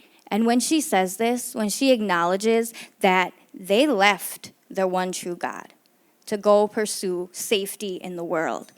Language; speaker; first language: English; native; English